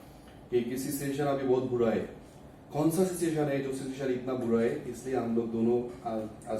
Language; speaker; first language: Hindi; non-native, learner; Bangla